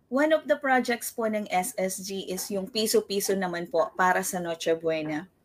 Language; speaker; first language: Filipino; non-native, local second language; Pampanga